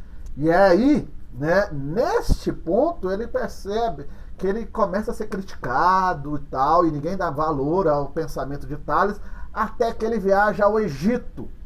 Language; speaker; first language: Portuguese; native; Portuguese